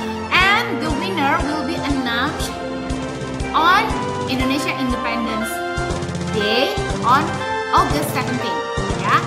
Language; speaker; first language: English; non-native, fluent; Indonesian